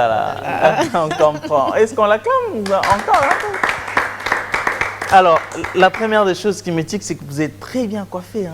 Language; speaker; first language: French; non-native, local second language; Lingala